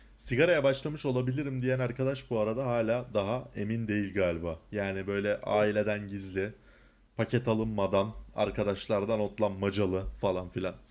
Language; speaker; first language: Turkish; native; Turkish